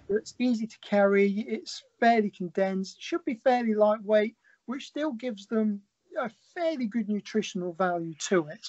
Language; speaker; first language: English; native; English